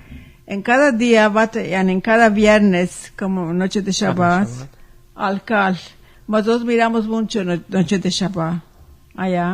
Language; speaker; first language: Spanish; early bilingual, heritage; Ladino